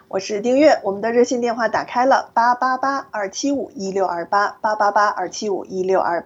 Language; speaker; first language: Chinese; native; Chinese